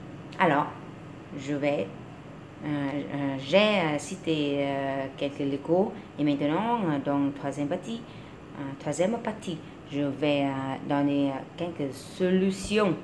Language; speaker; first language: French; non-native, learner; Vietnamese